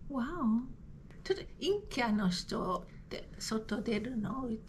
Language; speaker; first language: Japanese; non-native, fluent; English